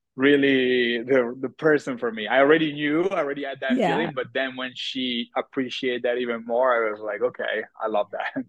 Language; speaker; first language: English; non-native, fluent; Italian